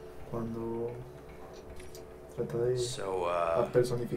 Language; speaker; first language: Spanish; native; Spanish